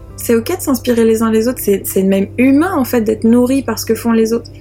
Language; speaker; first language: French; native; French